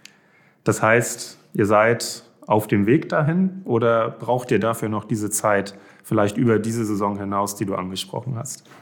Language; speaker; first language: German; native; German